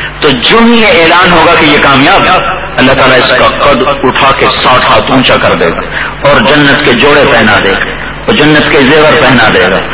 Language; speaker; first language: Urdu; non-native, local second language; Punjabi